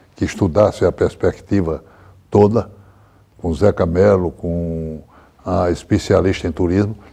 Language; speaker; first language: Portuguese; native; Portuguese